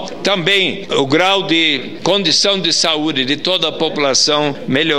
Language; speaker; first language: Portuguese; native; Portuguese